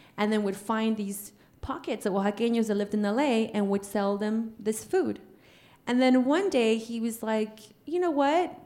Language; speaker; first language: English; early bilingual, other home language; Spanish